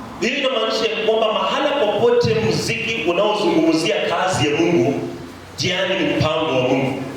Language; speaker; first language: Swahili; native; Swahili